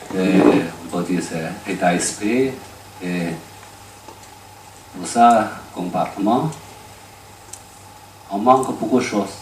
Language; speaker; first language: French; non-native, learner; Chinese